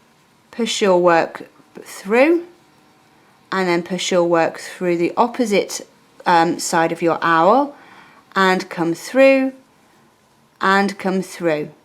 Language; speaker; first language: English; native; English